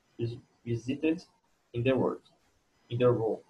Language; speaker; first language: English; non-native, learner; Portuguese